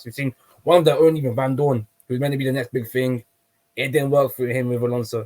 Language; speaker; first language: English; native; English